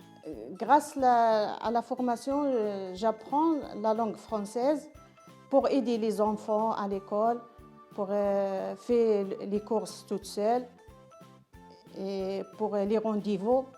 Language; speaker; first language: French; non-native, learner; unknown